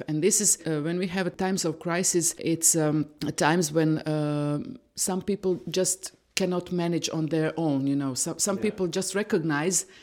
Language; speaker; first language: English; non-native, fluent; Croatian